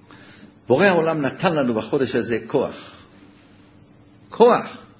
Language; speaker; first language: Hebrew; native; Hebrew